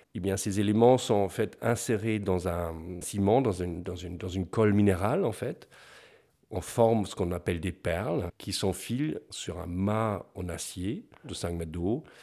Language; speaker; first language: French; non-native, fluent; German